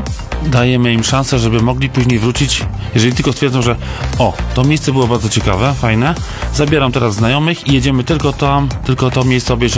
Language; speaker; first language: Polish; native; Polish